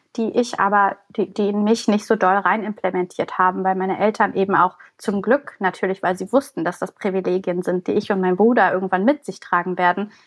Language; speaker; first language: German; early bilingual, other home language; Bulgarian